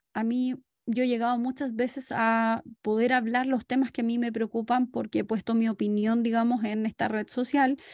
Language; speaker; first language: Spanish; native; Spanish